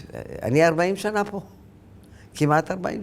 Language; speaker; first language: Hebrew; early bilingual, other home language; Arabic